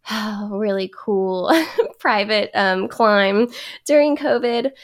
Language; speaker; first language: English; native; English